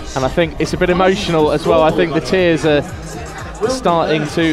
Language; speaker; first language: English; native; English